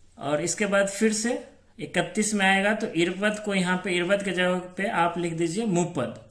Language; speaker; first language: Hindi; native; Hindi